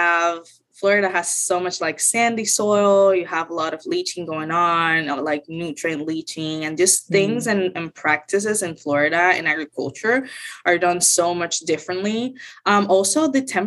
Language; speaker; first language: English; non-native, fluent; Spanish